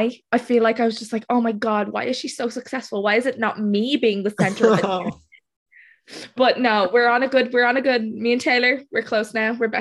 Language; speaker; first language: English; native; English